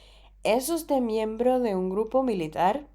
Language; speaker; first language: Spanish; non-native, fluent; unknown